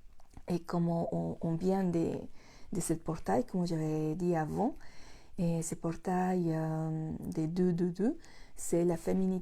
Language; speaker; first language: French; non-native, fluent; Spanish